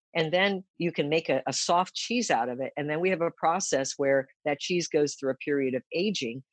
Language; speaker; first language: English; early bilingual, other home language; Japanese